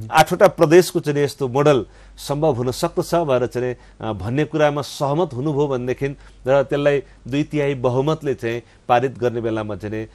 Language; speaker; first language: Nepali; native; Nepali